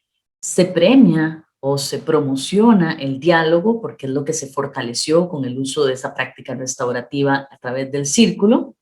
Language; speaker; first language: Spanish; native; Spanish